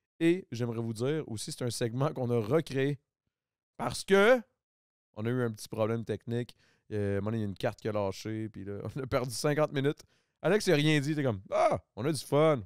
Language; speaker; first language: French; native; French